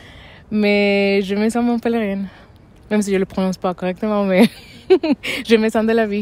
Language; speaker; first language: French; non-native, fluent; Spanish